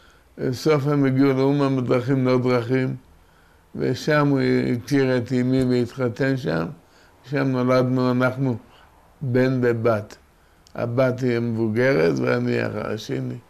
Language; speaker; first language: Hebrew; early bilingual, other home language; Yiddish